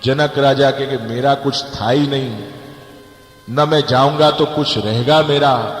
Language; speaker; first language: Hindi; non-native, local second language; Gujarati